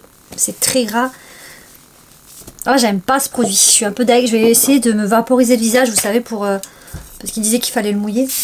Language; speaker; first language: French; native; French